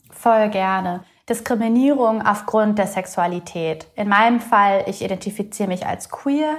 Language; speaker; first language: German; early bilingual, other home language; Bulgarian